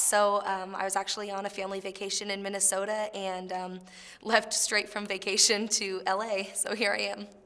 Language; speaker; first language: English; native; English